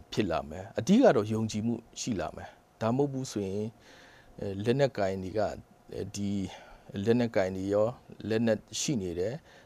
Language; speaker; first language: Burmese; non-native, local second language; Kachin